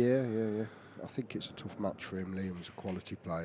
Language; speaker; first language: English; native; English